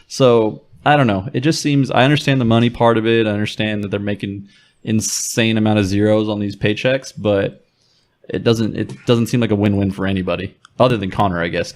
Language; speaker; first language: English; native; English